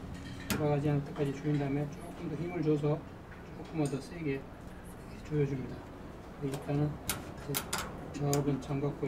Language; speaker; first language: Korean; native; Korean